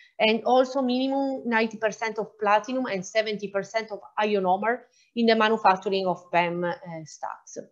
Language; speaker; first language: English; non-native, fluent; Italian